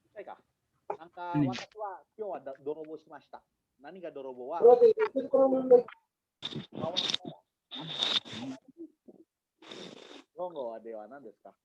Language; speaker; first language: Japanese; non-native, learner; Indonesian